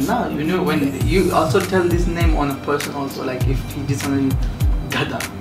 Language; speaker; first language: English; non-native, local second language; Hindi